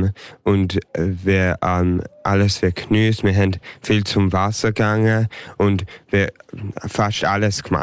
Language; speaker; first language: German; early bilingual, heritage; English